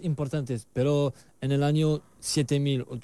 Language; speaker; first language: Spanish; non-native, learner; French